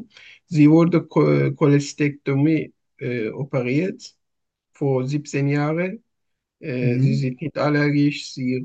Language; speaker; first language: German; non-native, learner; Turkish